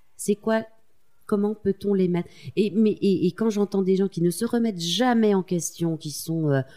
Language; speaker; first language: French; native; French